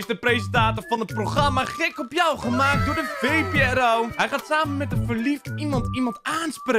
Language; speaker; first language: Dutch; native; Dutch